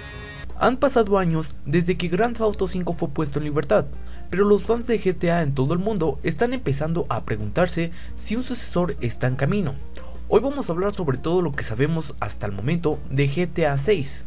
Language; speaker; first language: Spanish; native; Spanish